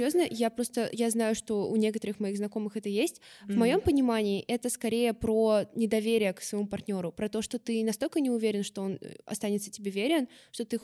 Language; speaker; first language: Russian; native; Russian